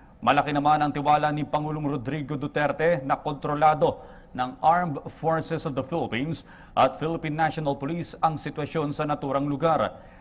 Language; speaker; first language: Filipino; native; Filipino